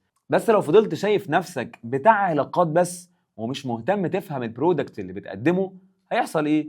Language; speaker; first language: Arabic; native; Arabic